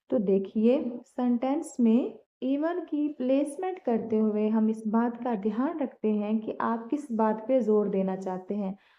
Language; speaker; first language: Urdu; native; Urdu